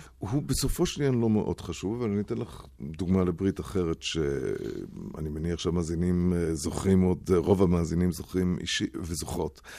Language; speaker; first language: Hebrew; non-native, fluent; German